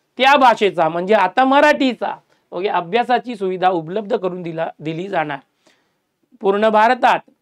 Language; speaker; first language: Marathi; native; Marathi